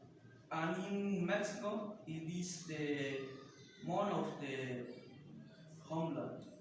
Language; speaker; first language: English; non-native, learner; Spanish